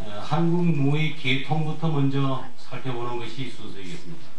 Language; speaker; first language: Korean; native; Korean